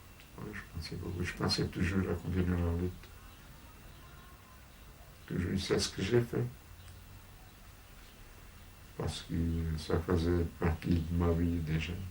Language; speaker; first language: French; non-native, fluent; Portuguese